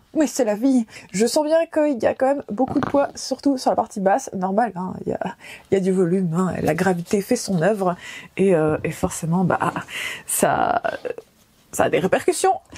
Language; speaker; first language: French; early bilingual, other home language; Portuguese